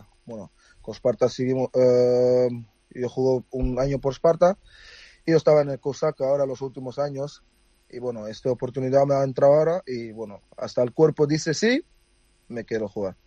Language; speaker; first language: Spanish; non-native, fluent; Dutch